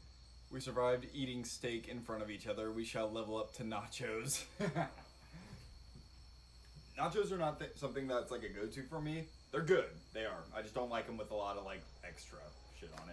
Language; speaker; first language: English; native; English